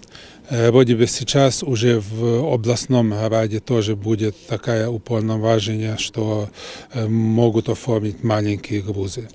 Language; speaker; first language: Ukrainian; non-native, local second language; Hungarian